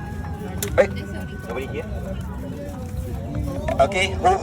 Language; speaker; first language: English; non-native, learner; Vietnamese